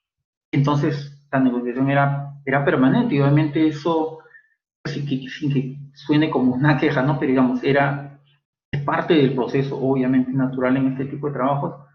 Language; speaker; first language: Spanish; native; Spanish